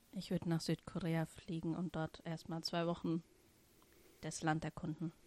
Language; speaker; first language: German; early bilingual, other home language; Russian